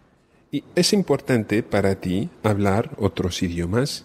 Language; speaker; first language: Spanish; non-native, fluent; English